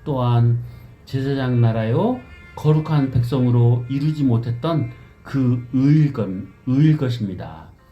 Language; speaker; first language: Korean; native; Korean